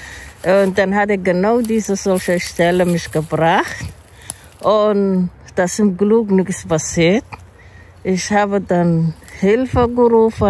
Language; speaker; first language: German; non-native, learner; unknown